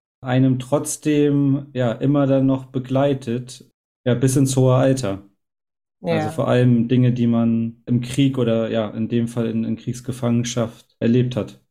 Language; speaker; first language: German; early bilingual, heritage; German